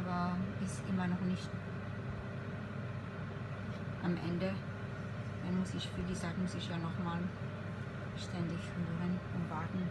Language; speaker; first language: German; non-native, fluent; Arabic